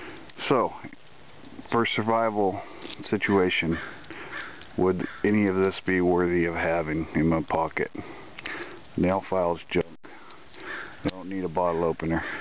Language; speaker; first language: English; native; English